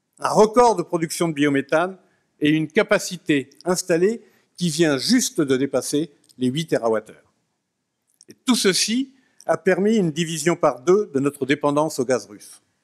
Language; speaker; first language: French; native; French